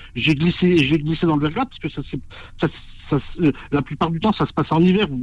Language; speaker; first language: French; native; French